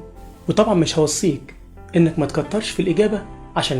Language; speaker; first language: Arabic; native; Arabic